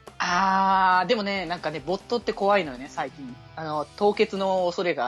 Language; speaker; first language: Japanese; native; Japanese